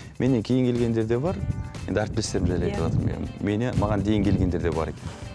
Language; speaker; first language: Kazakh; native; Kazakh